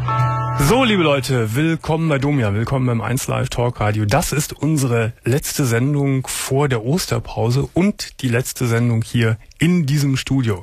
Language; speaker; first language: German; native; German